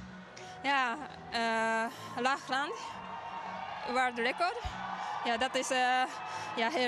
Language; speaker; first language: Dutch; non-native, learner; Japanese